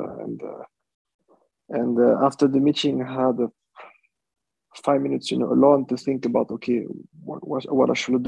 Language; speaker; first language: English; non-native, fluent; French